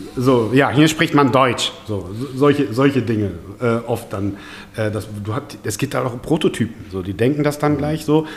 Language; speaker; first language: German; native; German